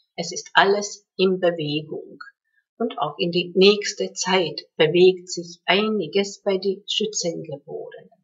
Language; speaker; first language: German; non-native, fluent; Hungarian